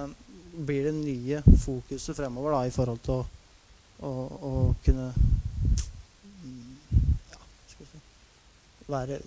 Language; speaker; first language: Norwegian; native; Norwegian